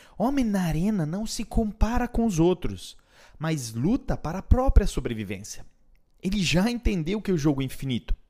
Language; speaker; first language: Portuguese; non-native, fluent; Italian